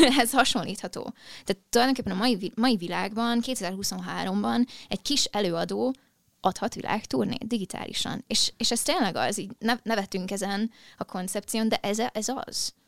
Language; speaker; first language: Hungarian; early bilingual, heritage; Hungarian